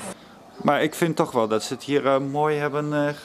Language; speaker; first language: Dutch; native; Dutch